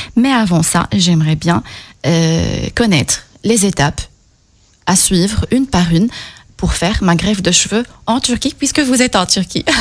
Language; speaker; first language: French; native; French